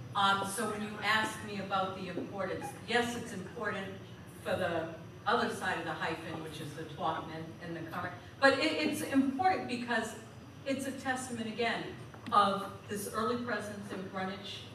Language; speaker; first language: English; native; English